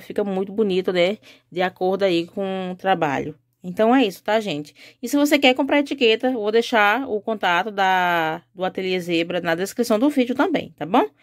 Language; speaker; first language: Portuguese; native; Portuguese